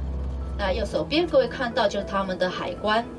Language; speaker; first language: Chinese; native; Chinese